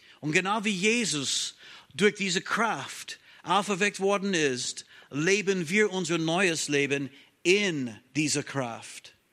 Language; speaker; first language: German; non-native, fluent; English